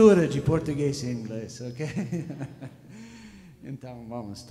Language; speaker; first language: Portuguese; non-native, learner; English